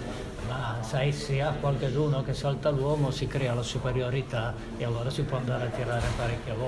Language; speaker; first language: Italian; native; Italian